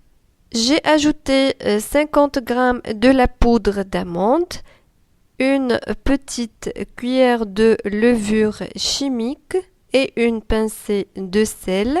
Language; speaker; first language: French; non-native, local second language; Arabic